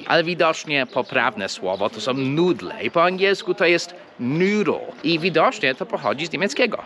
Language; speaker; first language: Polish; early bilingual, heritage; English